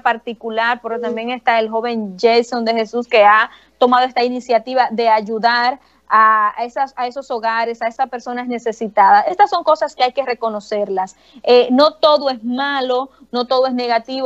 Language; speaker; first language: Spanish; native; Spanish